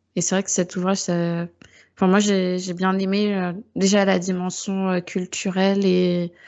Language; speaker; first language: French; native; French